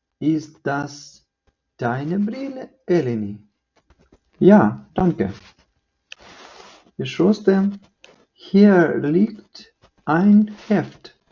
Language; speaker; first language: German; non-native, fluent; Ukrainian